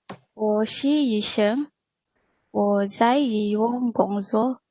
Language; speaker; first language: Chinese; non-native, learner; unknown